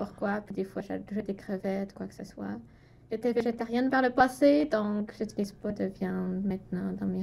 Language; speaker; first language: French; native; French